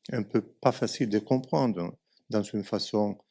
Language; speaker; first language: French; non-native, fluent; Italian